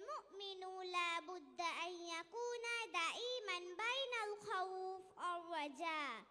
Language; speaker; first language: Arabic; non-native, learner; Bangla